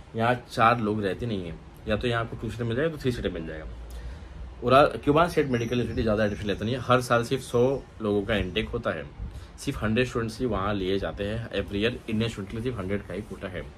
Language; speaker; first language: Hindi; non-native, local second language; Marathi